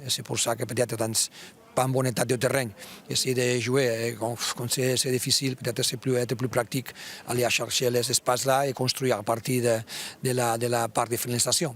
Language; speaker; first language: French; non-native, fluent; Spanish